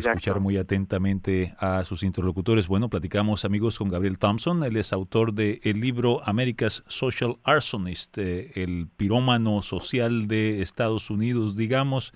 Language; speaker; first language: Spanish; native; Spanish